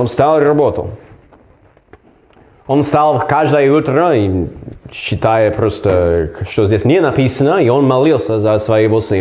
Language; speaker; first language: Russian; non-native, learner; English